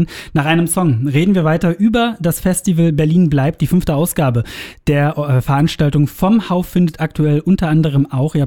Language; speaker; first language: German; native; German